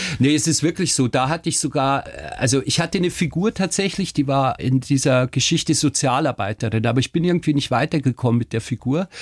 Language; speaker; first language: German; early bilingual, other home language; Turkish